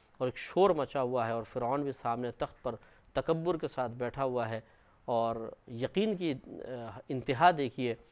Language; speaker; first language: Urdu; native; Urdu